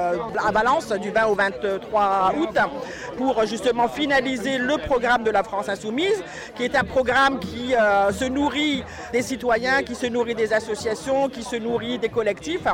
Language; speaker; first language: French; native; French